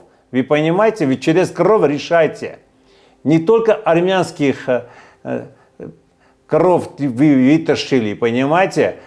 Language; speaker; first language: Russian; non-native, fluent; Armenian